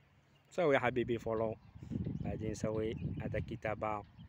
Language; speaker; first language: Arabic; non-native, learner; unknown